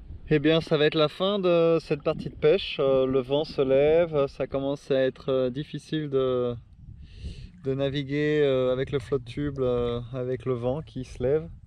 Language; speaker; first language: French; native; French